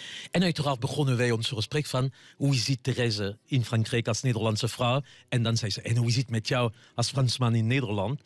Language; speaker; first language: Dutch; non-native, fluent; French